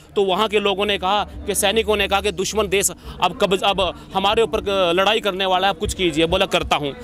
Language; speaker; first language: Hindi; native; Hindi